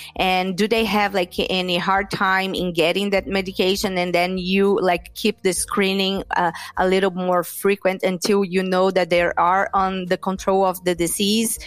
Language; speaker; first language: English; non-native, fluent; Portuguese